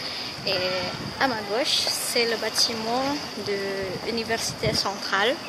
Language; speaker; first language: French; non-native, fluent; Indonesian